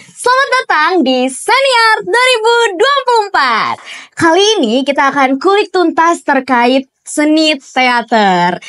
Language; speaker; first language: Indonesian; native; Indonesian